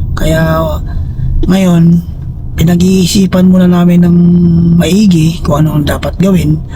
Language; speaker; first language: Filipino; non-native, local second language; Cebuano